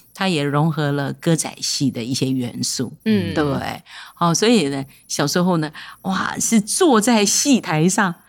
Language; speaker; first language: Chinese; non-native, local second language; Hakka Chinese